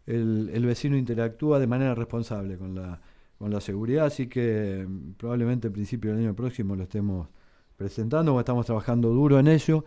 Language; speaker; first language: Spanish; native; Spanish